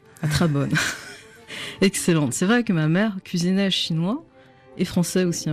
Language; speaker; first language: French; native; French